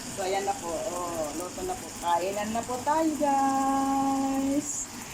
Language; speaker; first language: Filipino; non-native, local second language; Iloko